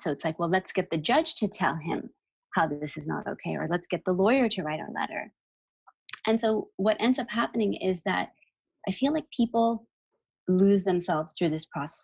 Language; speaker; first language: English; native; English